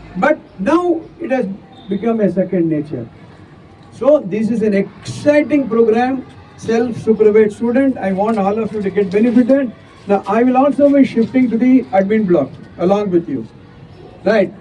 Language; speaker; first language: English; non-native, local second language; Tamil